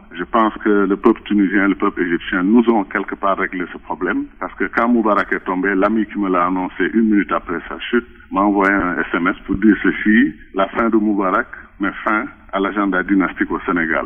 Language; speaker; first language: French; non-native, local second language; Wolof